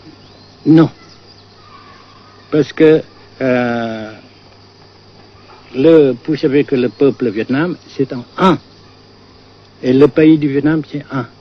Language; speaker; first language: French; non-native, fluent; Vietnamese